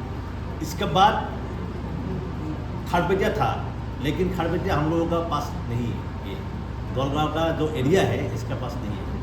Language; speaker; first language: Hindi; non-native, local second language; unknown